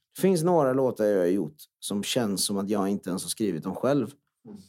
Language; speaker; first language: Swedish; non-native, local second language; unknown